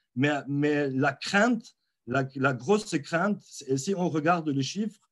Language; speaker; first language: French; non-native, local second language; Arabic